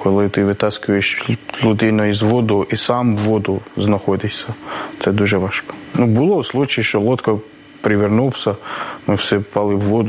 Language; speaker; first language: Ukrainian; non-native, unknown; Persian